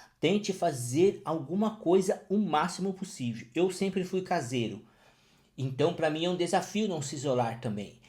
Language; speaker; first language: Portuguese; native; Portuguese